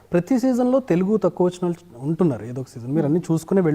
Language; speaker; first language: Telugu; native; Telugu